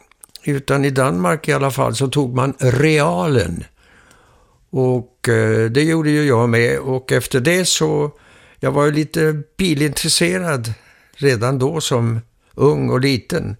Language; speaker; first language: Swedish; early bilingual, heritage; Swedish